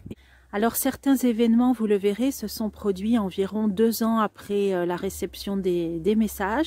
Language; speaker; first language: French; native; French